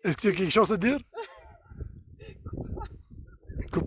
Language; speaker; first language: French; non-native, fluent; Bulgarian